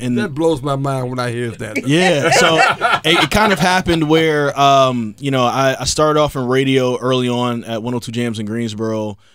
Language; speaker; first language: English; native; English